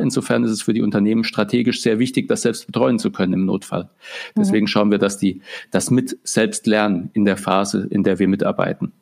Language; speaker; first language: German; native; German